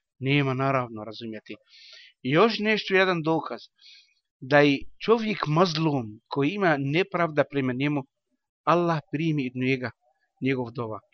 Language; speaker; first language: Bosnian; non-native, learner; Arabic